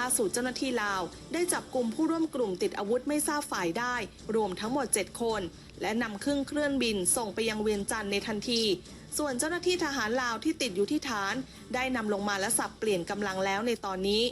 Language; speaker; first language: Thai; native; Thai